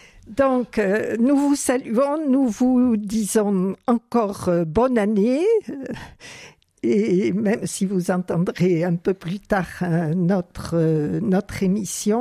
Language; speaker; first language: French; native; French